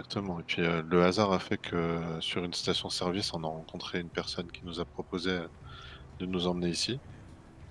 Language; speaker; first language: French; native; French